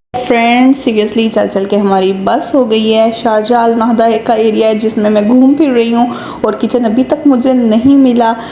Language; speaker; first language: Urdu; native; Urdu